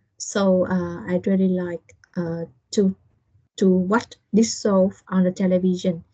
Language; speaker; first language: English; non-native, learner; Vietnamese